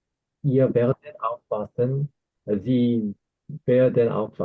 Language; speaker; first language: German; non-native, learner; Korean